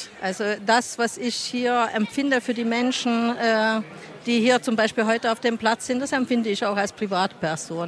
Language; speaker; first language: German; non-native, fluent; Hungarian